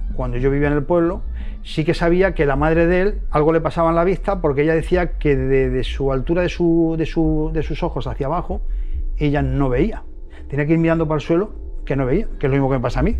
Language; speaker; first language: Spanish; native; Spanish